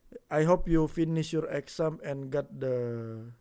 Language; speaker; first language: English; non-native, learner; Indonesian